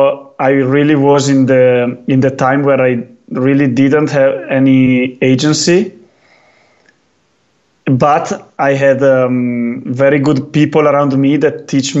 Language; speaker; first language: English; non-native, fluent; Italian